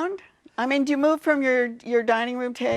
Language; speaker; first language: English; native; English